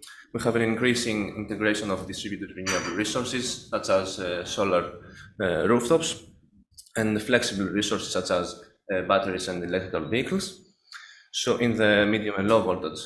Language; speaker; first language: English; non-native, fluent; Greek